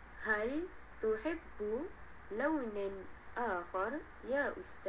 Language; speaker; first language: Arabic; non-native, learner; Malay